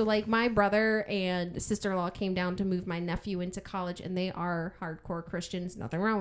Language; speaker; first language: English; native; English